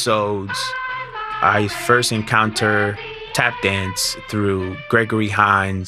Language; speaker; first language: English; non-native, fluent; Spanish